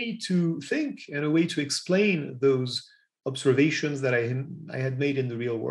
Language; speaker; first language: English; non-native, fluent; French